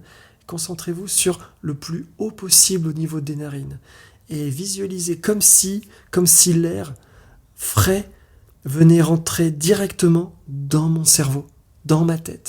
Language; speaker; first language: French; native; French